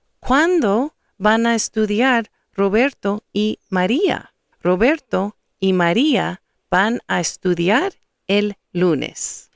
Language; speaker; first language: Spanish; non-native, fluent; English